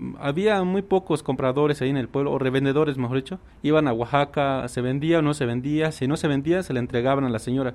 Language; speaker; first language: Spanish; non-native, local second language; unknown